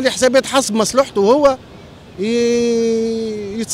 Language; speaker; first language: Arabic; native; Arabic